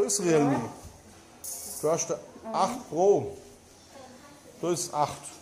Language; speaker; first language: German; native; German